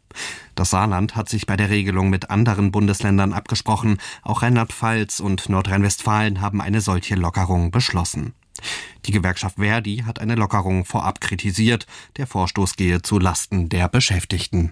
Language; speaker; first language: German; native; German